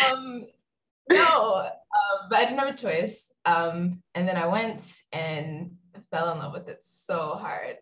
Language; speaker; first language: English; native; English